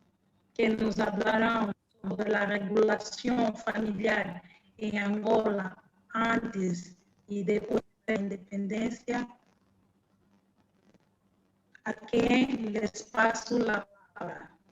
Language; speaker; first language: Spanish; non-native, fluent; Portuguese